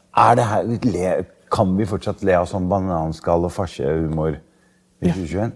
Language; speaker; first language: Norwegian; early bilingual, other home language; Arabic